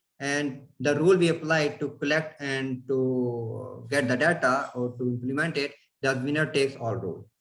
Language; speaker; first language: English; non-native, fluent; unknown